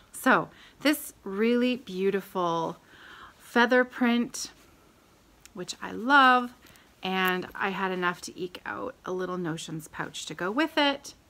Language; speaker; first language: English; native; English